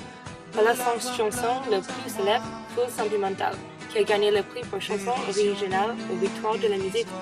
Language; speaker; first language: French; non-native, learner; English